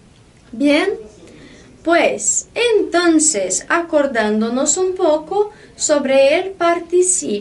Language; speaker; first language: Spanish; non-native, fluent; Portuguese